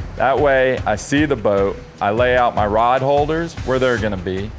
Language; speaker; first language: English; native; English